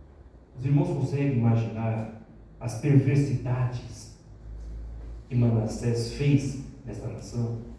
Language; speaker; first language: Portuguese; native; Portuguese